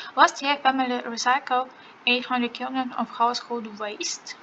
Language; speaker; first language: English; non-native, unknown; Ukrainian